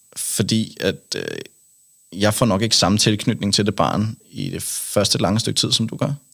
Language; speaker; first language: Danish; native; Danish